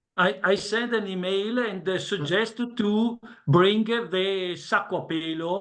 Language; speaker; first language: English; non-native, learner; Italian